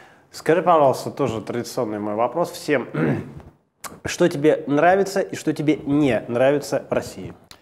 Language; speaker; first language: Russian; native; Russian